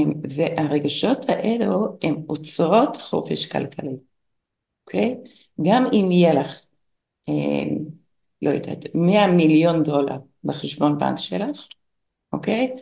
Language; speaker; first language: Hebrew; non-native, fluent; English